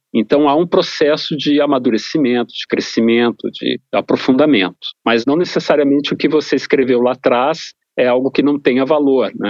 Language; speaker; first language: Portuguese; native; Portuguese